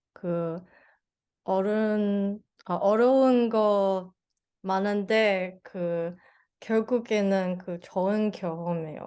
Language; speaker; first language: Korean; non-native, learner; English